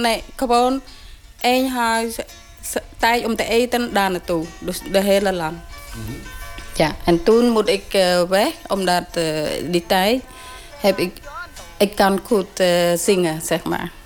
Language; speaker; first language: Dutch; non-native, learner; Khmer